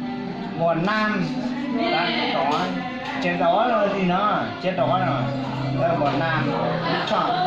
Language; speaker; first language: Vietnamese; non-native, local second language; Hmong